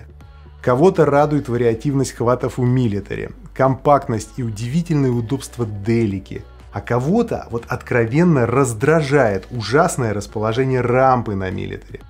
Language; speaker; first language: Russian; native; Russian